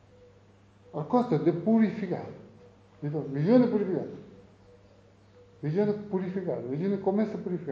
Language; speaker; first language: Italian; non-native, learner; Tibetan